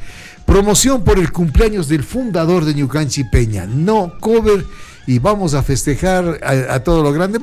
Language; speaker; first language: Spanish; native; Spanish